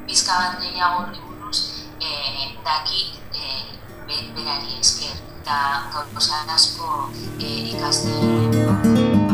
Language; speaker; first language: Basque; non-native, learner; Spanish